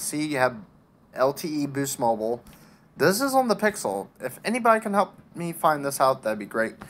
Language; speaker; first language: English; native; English